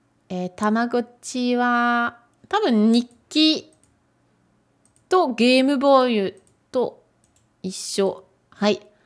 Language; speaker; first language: Japanese; non-native, fluent; French